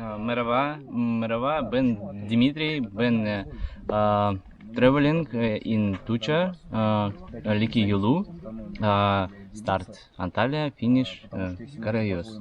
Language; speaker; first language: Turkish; non-native, learner; Russian